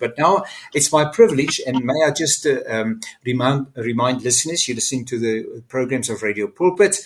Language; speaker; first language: English; non-native, local second language; Afrikaans